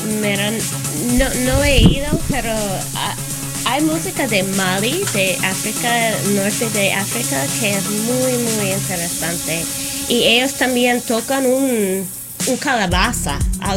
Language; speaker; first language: Spanish; non-native, fluent; English